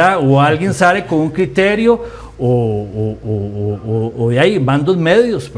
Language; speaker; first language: Spanish; native; Spanish